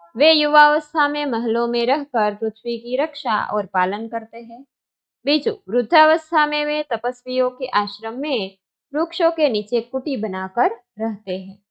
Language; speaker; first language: Hindi; non-native, local second language; Gujarati